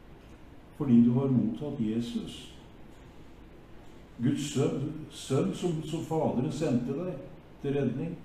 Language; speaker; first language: Norwegian; native; Norwegian